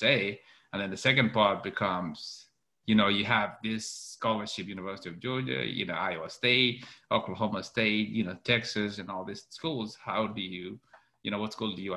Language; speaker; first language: English; non-native, local second language; Kalenjin